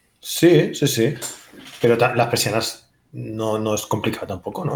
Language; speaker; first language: Spanish; native; Spanish